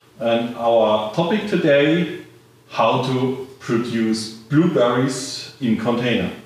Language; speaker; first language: English; non-native, fluent; German